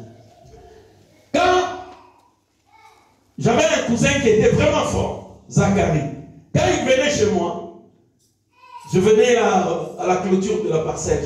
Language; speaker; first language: French; non-native, local second language; Lingala